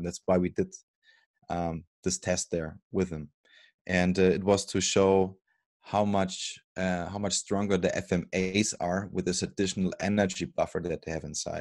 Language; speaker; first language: English; non-native, fluent; German